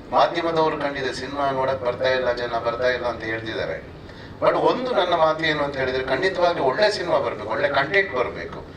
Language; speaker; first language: Kannada; native; Kannada